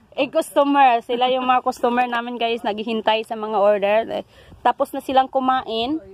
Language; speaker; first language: Filipino; non-native, local second language; Cebuano